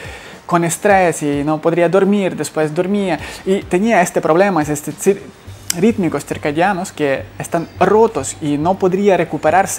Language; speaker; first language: Spanish; non-native, fluent; Ukrainian